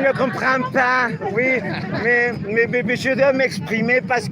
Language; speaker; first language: French; non-native, learner; Spanish